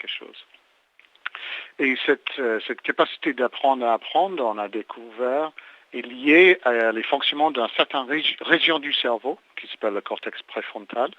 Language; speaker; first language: French; native; French